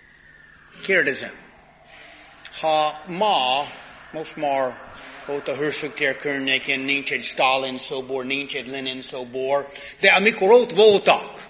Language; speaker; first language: Hungarian; non-native, learner; English